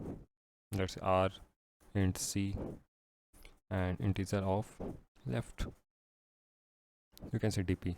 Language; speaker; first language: English; non-native, local second language; Hindi